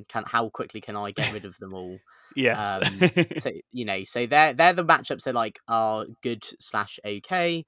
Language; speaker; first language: English; native; English